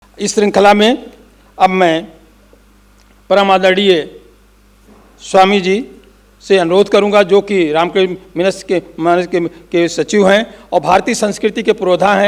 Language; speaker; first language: Hindi; native; Hindi